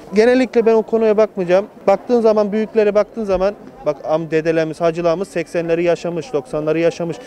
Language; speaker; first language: Turkish; early bilingual, heritage; Turkish